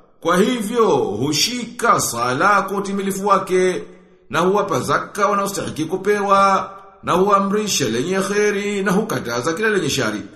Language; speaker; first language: Swahili; native; Swahili